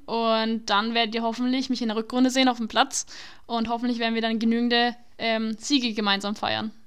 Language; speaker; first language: German; native; German